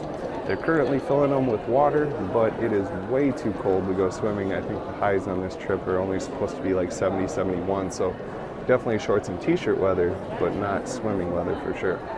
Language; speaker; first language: English; native; English